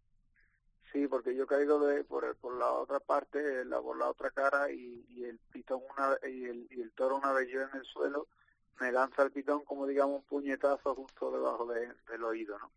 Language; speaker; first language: Spanish; native; Spanish